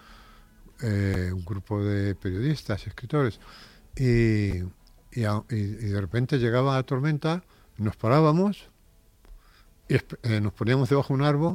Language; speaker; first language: Spanish; native; Spanish